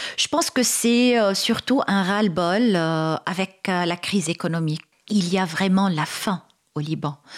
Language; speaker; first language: French; non-native, local second language; Arabic